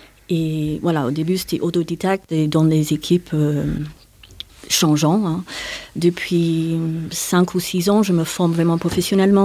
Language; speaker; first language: French; non-native, fluent; English